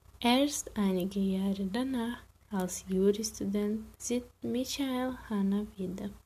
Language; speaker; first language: German; non-native, learner; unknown